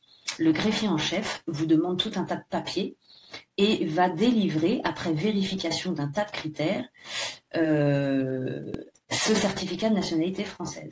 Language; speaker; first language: French; native; French